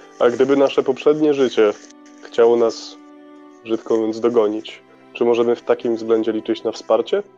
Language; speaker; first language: Polish; native; Polish